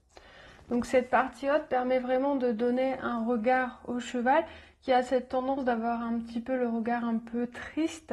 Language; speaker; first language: French; native; French